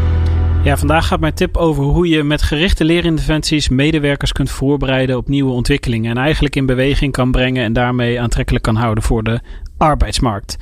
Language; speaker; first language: Dutch; native; Dutch